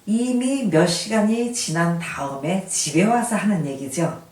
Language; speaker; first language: Korean; native; Korean